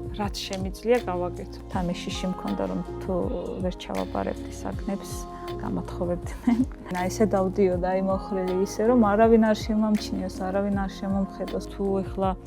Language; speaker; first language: Georgian; non-native, local second language; Azerbaijani